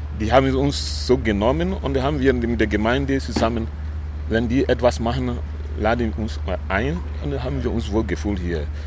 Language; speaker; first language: German; non-native, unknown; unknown